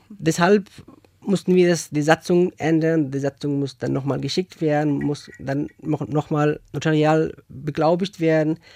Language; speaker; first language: German; non-native, fluent; Persian